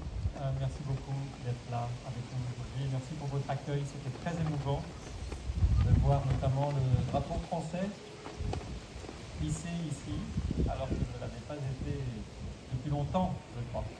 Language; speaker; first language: French; native; French